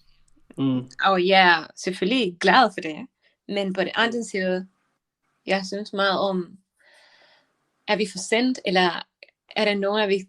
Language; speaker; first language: Danish; non-native, learner; Spanish